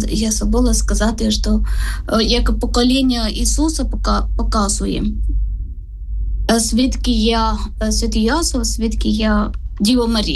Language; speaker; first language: Ukrainian; non-native, learner; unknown